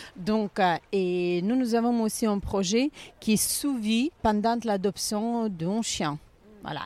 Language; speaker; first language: French; non-native, learner; Ukrainian